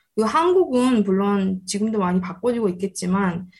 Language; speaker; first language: Korean; early bilingual, heritage; Korean